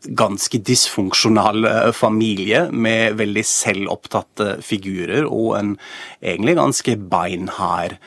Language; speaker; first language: Norwegian; non-native, fluent; German